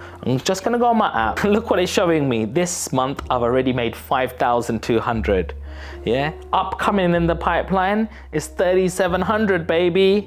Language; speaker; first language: English; native; English